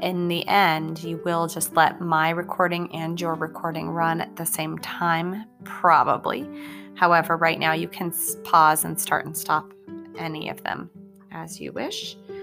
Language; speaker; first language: English; native; English